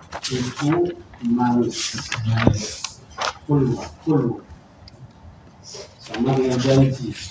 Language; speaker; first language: Indonesian; native; Indonesian